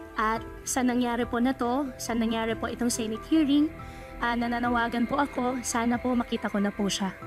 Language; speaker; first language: Filipino; native; Filipino